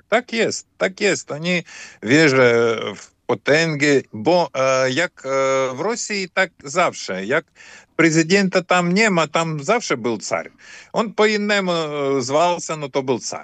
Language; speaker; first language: Polish; non-native, fluent; Ukrainian